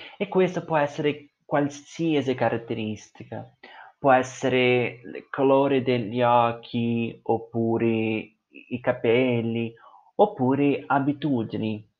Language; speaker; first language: Italian; non-native, fluent; Portuguese